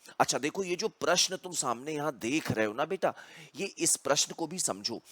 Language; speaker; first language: Hindi; native; Hindi